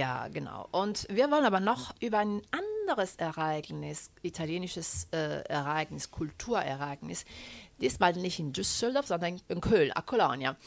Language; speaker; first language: German; non-native, fluent; Italian